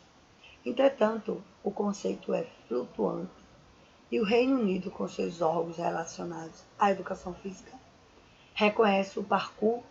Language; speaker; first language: Portuguese; native; Portuguese